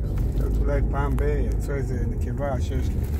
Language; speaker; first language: Hebrew; native; Hebrew